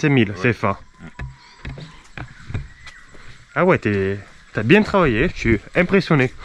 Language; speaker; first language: French; native; French